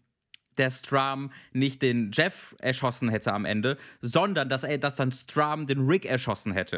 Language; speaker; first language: German; native; German